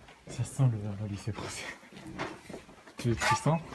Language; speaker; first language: French; early bilingual, other home language; Japanese